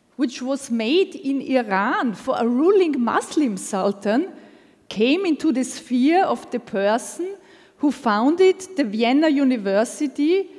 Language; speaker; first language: English; non-native, fluent; German